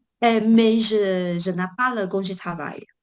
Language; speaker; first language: French; non-native, learner; Chinese